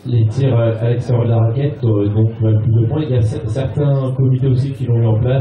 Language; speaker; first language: French; native; French